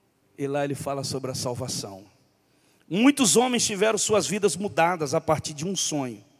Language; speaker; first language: Portuguese; native; Portuguese